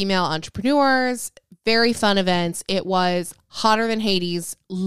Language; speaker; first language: English; native; English